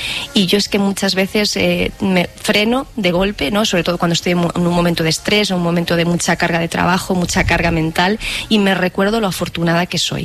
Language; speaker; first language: Spanish; native; Spanish